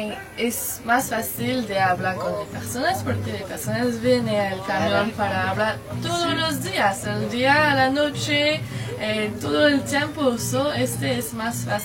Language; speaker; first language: Spanish; non-native, learner; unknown